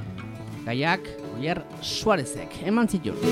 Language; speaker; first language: Basque; native; Basque